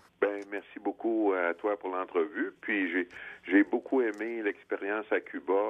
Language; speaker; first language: French; native; French